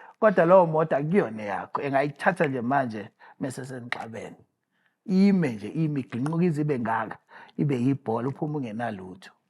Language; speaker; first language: Zulu; native; Zulu